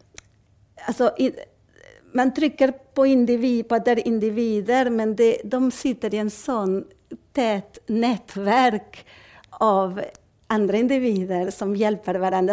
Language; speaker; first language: Swedish; non-native, fluent; Spanish